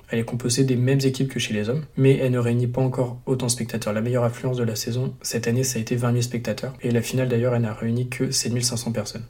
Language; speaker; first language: French; native; French